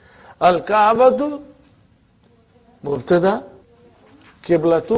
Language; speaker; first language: Arabic; non-native, fluent; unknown